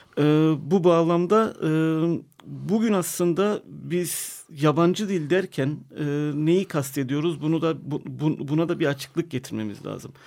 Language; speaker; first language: Turkish; non-native, local second language; Armenian